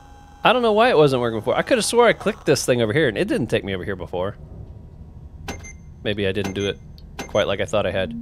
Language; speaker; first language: English; native; English